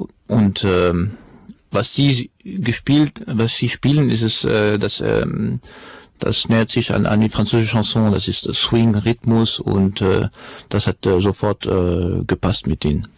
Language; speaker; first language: German; non-native, fluent; French